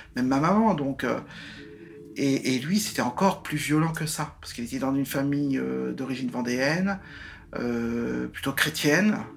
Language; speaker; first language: French; native; French